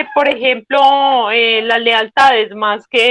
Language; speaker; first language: Spanish; native; Spanish